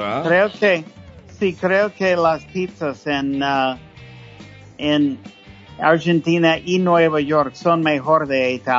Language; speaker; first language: Spanish; non-native, fluent; English